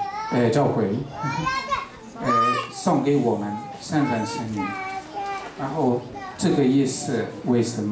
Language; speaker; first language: Chinese; non-native, fluent; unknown